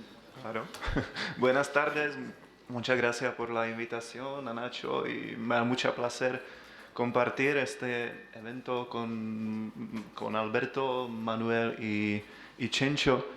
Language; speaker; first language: Spanish; non-native, learner; Czech